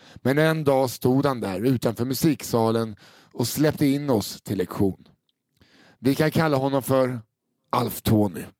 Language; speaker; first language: Swedish; native; Swedish